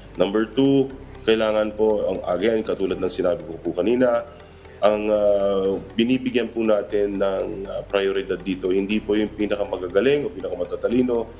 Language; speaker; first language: Filipino; native; Filipino